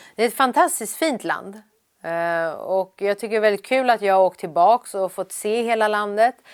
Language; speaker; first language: Swedish; early bilingual, other home language; Persian